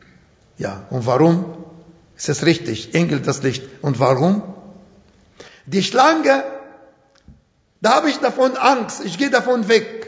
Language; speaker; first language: German; non-native, fluent; Arabic